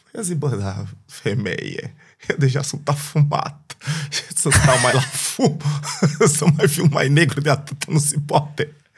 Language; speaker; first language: Romanian; non-native, fluent; Portuguese